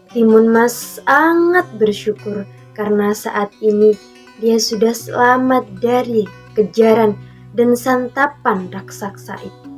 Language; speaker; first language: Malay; non-native, local second language; Javanese